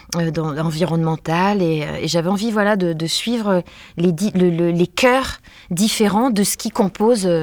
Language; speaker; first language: French; native; French